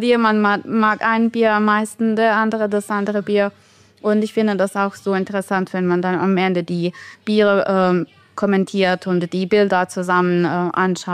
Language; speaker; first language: German; non-native, fluent; Bosnian